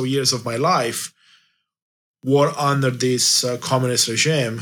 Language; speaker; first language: English; non-native, fluent; Romanian